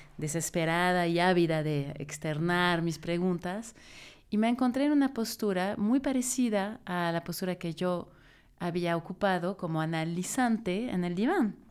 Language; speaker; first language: Spanish; non-native, fluent; French